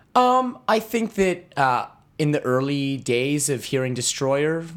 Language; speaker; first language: English; native; English